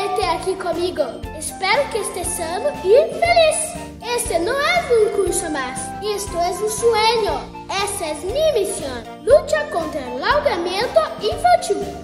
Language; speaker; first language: Spanish; non-native, learner; Portuguese